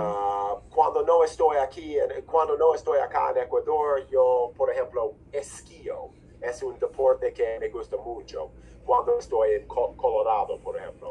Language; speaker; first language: Spanish; non-native, fluent; English